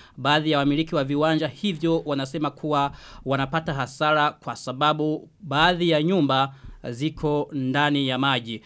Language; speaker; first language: Swahili; non-native, local second language; Rundi